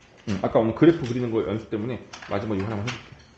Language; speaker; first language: Korean; native; Korean